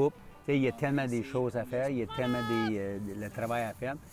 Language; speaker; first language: French; non-native, local second language; English